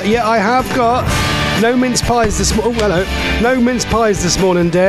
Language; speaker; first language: English; native; English